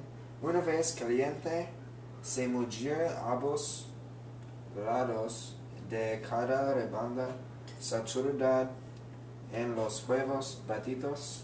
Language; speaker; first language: Spanish; non-native, learner; English